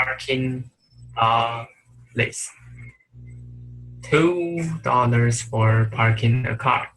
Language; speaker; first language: English; non-native, learner; Chinese